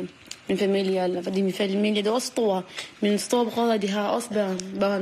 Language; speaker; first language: Danish; non-native, learner; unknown